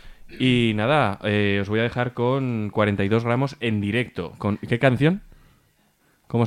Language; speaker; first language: Spanish; native; Spanish